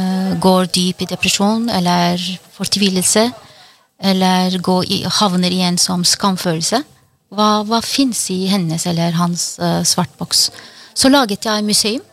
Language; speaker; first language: Norwegian; non-native, fluent; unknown